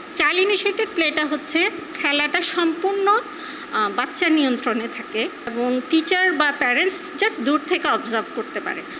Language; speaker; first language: Bangla; native; Bangla